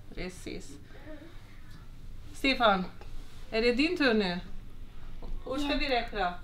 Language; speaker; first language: Swedish; non-native, fluent; Slovenian